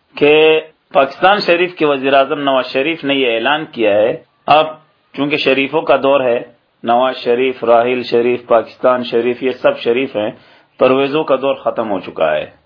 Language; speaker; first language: Urdu; native; Urdu